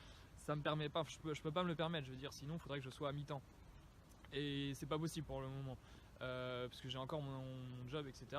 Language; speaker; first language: French; native; French